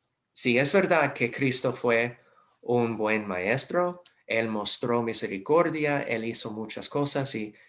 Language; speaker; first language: Spanish; non-native, fluent; English